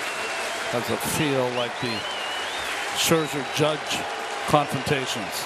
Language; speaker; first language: English; native; English